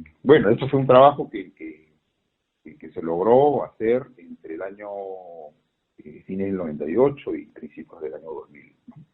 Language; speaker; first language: Spanish; native; Spanish